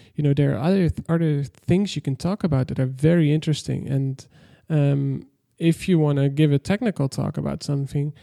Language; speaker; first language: English; non-native, fluent; Dutch